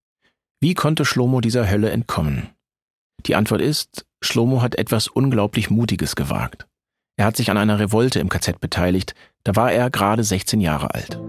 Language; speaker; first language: German; native; German